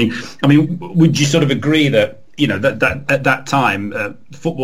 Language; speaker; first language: English; native; English